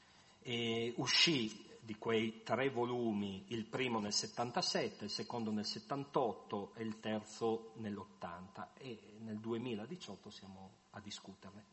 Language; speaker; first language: Italian; native; Italian